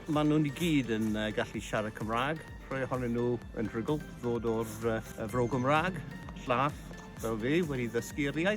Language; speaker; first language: Welsh; non-native, learner; English